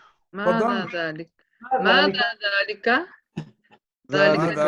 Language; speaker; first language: Arabic; non-native, learner; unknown